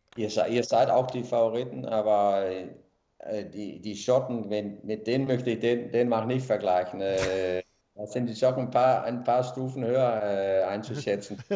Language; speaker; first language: German; non-native, fluent; Danish